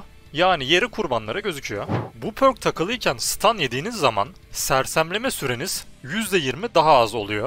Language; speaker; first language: Turkish; native; Turkish